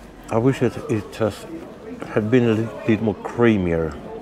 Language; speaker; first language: English; non-native, fluent; Swedish